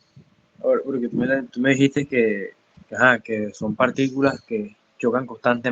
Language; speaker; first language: Spanish; native; Spanish